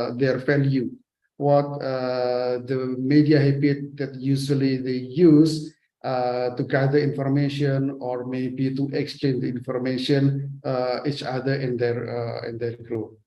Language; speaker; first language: English; non-native, fluent; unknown